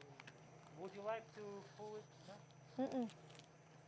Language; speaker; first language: English; non-native, learner; Russian